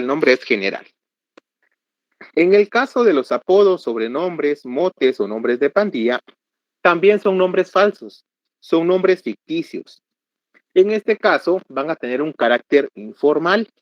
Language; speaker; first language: Spanish; native; Spanish